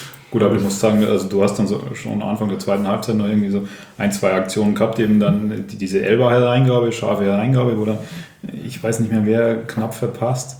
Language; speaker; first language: German; native; German